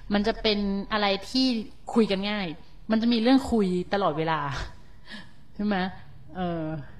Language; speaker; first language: Thai; native; Thai